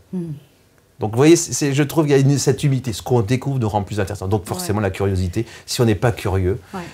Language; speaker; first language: French; native; French